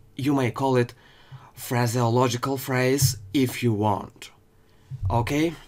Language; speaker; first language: English; non-native, fluent; Ukrainian